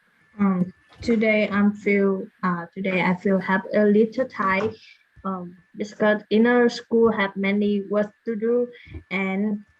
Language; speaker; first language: English; non-native, learner; Vietnamese